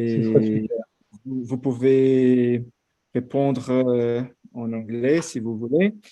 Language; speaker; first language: French; non-native, fluent; Portuguese